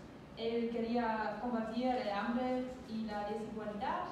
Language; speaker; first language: Spanish; non-native, learner; German